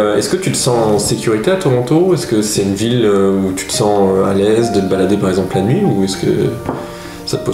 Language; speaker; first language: French; native; French